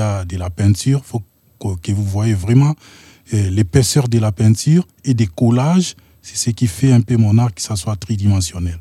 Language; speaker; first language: French; non-native, local second language; Lingala